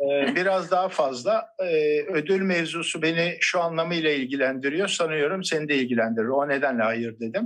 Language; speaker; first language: Turkish; native; Turkish